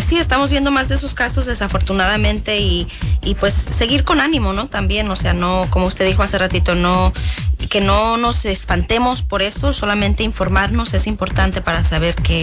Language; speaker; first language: Spanish; early bilingual, heritage; Spanish